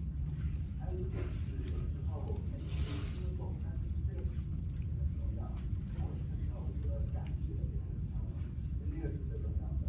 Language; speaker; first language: Chinese; non-native, learner; English